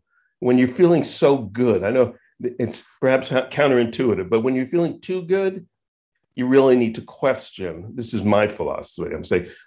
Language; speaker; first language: English; native; English